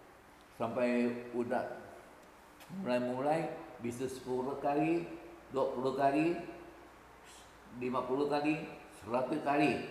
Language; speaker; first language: Indonesian; early bilingual, other home language; Min Nan Chinese